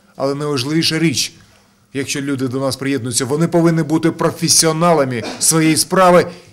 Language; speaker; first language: Ukrainian; non-native, local second language; Russian